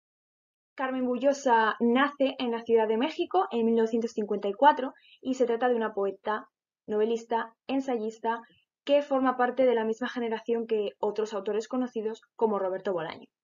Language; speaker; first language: Spanish; native; Spanish